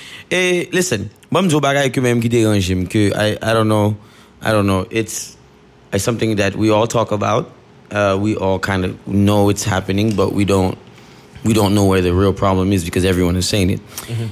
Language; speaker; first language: English; early bilingual, other home language; Haitian Creole